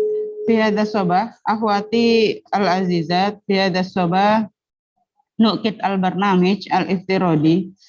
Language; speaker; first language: Arabic; non-native, learner; Indonesian